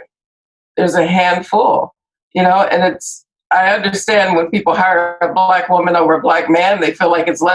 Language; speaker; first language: English; native; English